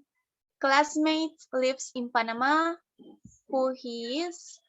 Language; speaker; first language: English; non-native, learner; Spanish